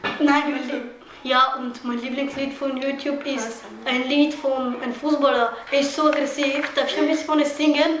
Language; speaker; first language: German; early bilingual, other home language; Bulgarian